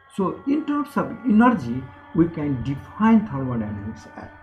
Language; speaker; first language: English; non-native, local second language; Nepali